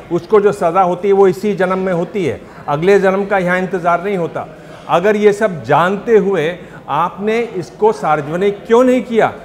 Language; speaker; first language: Hindi; native; Hindi